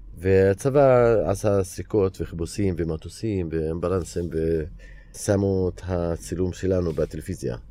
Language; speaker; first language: Hebrew; non-native, local second language; Arabic